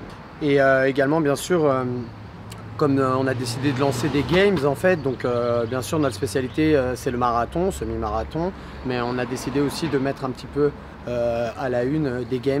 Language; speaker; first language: French; native; French